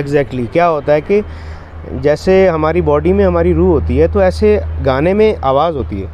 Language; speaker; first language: Hindi; non-native, local second language; Pahari-Potwari